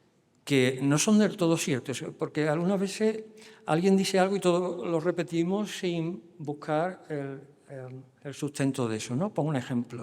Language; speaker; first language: Spanish; native; Spanish